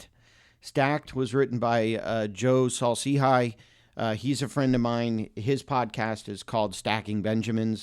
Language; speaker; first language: English; native; English